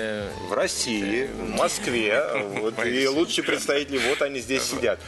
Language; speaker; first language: Russian; native; Russian